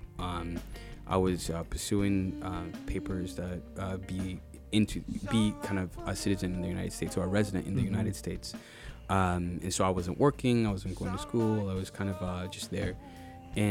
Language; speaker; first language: English; non-native, local second language; Ganda